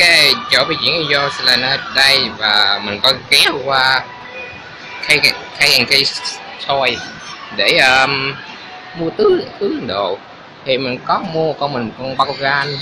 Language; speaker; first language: Vietnamese; early bilingual, heritage; Vietnamese